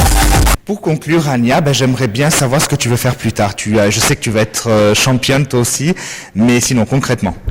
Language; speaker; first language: French; native; French